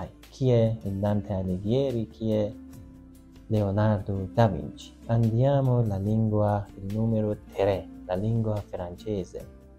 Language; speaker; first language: Italian; non-native, learner; Persian